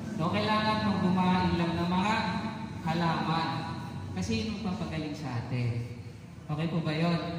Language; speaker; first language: Filipino; non-native, local second language; Cebuano